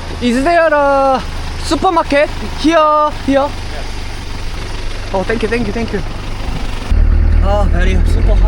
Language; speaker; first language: English; non-native, learner; Korean